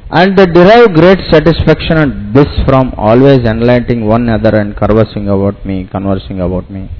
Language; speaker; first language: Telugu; non-native, fluent; Hindi